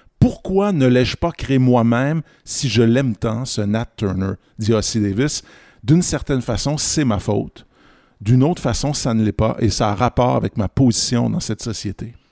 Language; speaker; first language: French; native; French